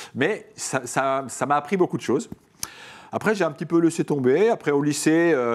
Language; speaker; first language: French; native; French